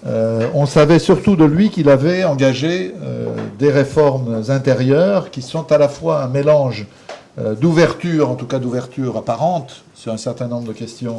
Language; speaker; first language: French; native; French